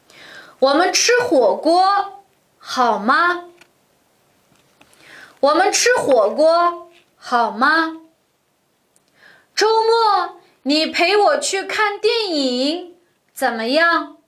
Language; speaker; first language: Chinese; non-native, local second language; Uyghur